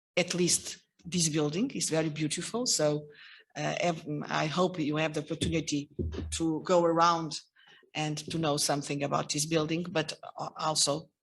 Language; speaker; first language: English; non-native, fluent; Portuguese